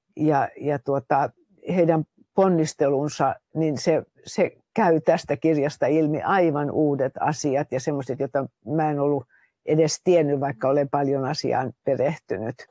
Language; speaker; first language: Finnish; native; Finnish